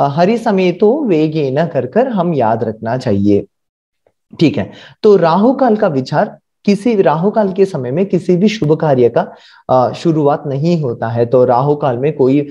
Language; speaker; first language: Hindi; non-native, local second language; Marathi